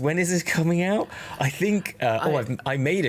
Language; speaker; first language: English; native; English